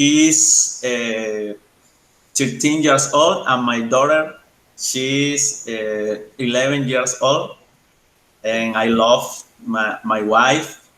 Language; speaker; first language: English; non-native, learner; Spanish